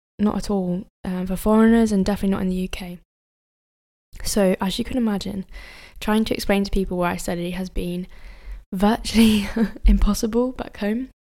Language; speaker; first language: English; native; English